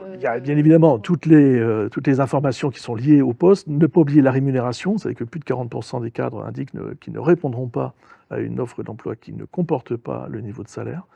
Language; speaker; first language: French; native; French